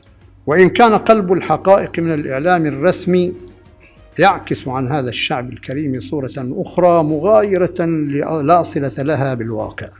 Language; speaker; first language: Arabic; native; Arabic